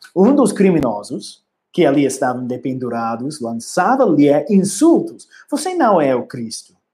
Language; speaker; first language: Portuguese; non-native, learner; English